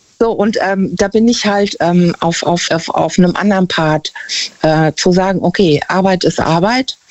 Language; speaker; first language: German; native; German